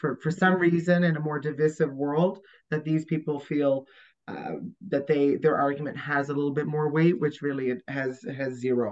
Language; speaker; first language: English; native; English